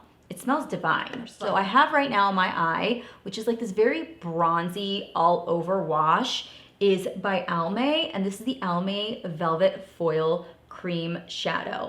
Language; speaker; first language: English; native; English